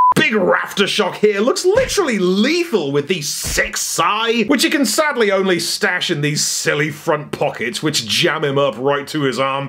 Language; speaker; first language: English; native; English